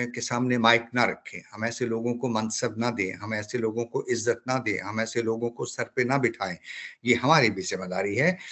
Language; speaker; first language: Urdu; native; Urdu